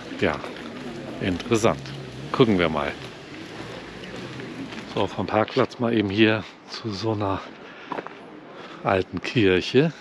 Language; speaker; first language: German; native; German